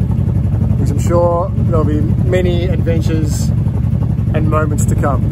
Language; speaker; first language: English; native; English